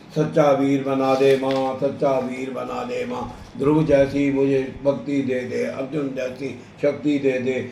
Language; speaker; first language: Hindi; non-native, local second language; Punjabi